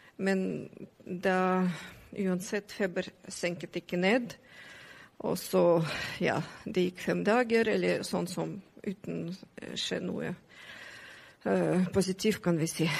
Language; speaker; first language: Norwegian; non-native, learner; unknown